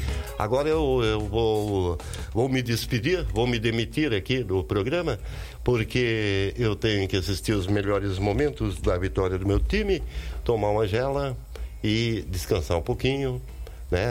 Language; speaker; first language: Portuguese; native; Portuguese